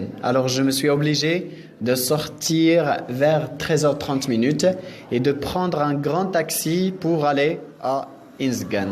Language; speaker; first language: French; non-native, local second language; Arabic